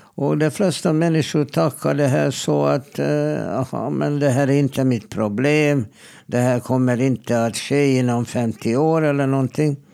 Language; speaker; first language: Swedish; non-native, fluent; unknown